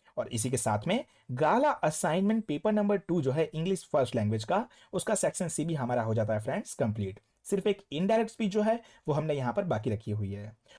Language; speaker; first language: Hindi; non-native, local second language; Gujarati